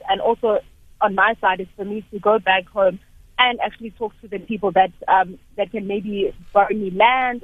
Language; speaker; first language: English; non-native, local second language; Zulu